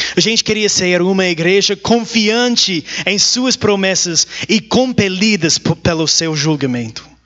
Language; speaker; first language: Portuguese; non-native, learner; English